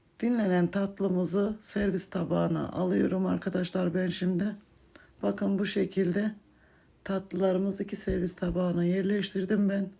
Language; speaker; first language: Turkish; native; Turkish